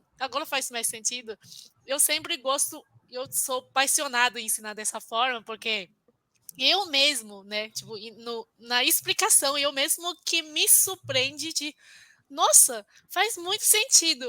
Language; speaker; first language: Portuguese; non-native, fluent; Chinese